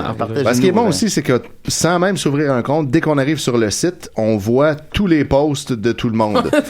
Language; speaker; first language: French; native; French